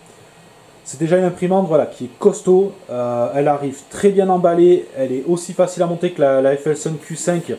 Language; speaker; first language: French; native; French